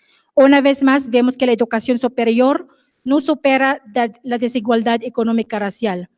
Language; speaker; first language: Spanish; non-native, fluent; English